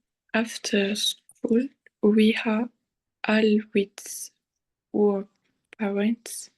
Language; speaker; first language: English; non-native, learner; French